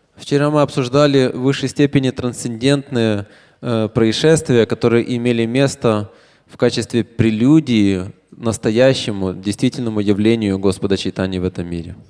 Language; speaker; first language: Russian; native; Russian